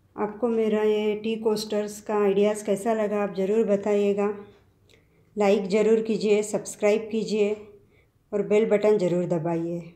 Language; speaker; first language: Hindi; non-native, local second language; Marathi